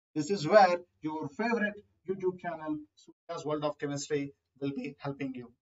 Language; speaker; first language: English; non-native, local second language; Telugu